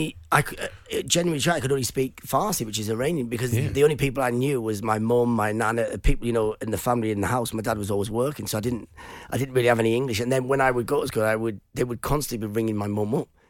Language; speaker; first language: English; non-native, local second language; Persian